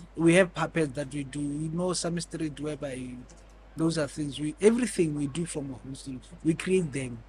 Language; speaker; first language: English; non-native, local second language; Tswana